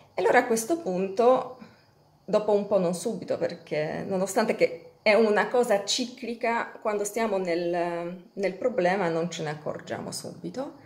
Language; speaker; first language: Italian; non-native, fluent; Polish